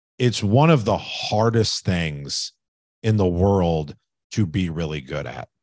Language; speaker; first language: English; native; English